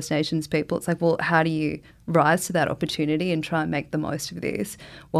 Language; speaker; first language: English; native; English